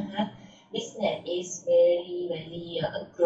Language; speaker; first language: English; non-native, learner; Thai